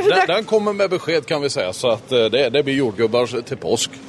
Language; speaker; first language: Swedish; native; Swedish